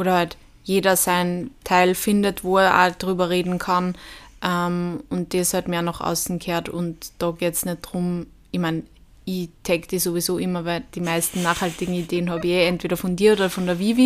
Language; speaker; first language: German; native; German